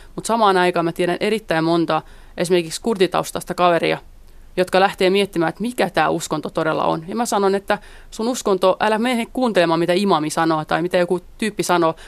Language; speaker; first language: Finnish; early bilingual, other home language; Central Kurdish